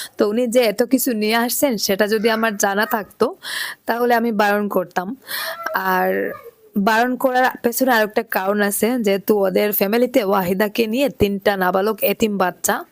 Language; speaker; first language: Bangla; non-native, local second language; Sylheti